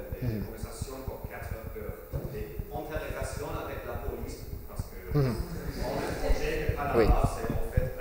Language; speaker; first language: French; non-native, fluent; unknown